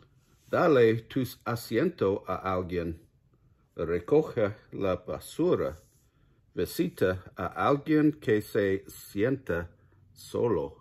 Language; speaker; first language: Spanish; non-native, learner; English